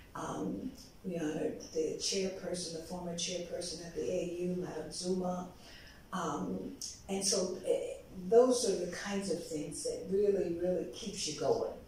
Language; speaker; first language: English; native; English